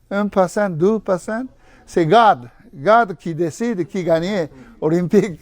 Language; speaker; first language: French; non-native, learner; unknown